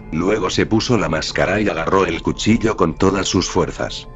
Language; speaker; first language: Spanish; native; Spanish